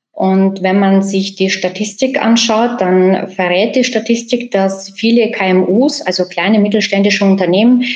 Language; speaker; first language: German; early bilingual, other home language; Russian